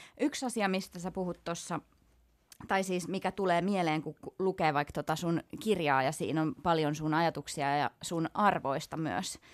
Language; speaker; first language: Finnish; native; Finnish